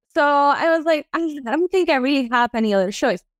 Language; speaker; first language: English; non-native, fluent; Spanish